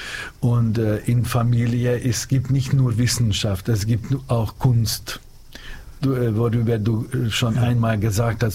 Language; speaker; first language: German; non-native, learner; Hungarian